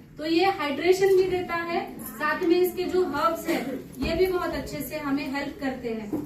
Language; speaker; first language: Hindi; non-native, local second language; Marathi